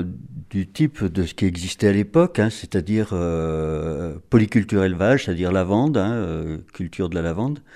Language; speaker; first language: French; native; French